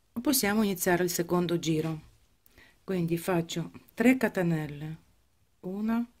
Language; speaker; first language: Italian; non-native, fluent; Ukrainian